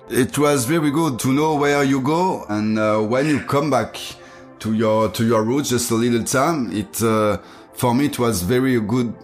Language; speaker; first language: English; non-native, learner; French